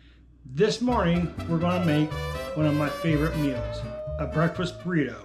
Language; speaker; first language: English; native; English